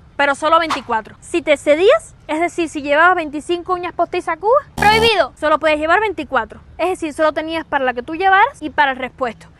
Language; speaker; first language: Spanish; native; Spanish